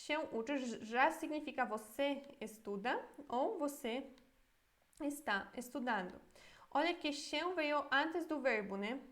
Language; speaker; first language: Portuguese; non-native, fluent; Polish